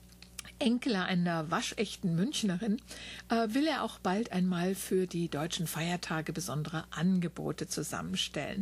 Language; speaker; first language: German; native; German